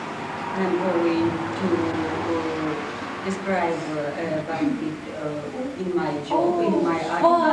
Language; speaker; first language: English; non-native, learner; Russian